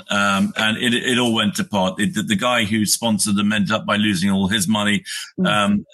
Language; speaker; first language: English; native; English